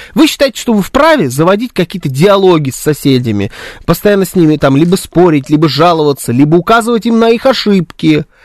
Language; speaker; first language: Russian; native; Russian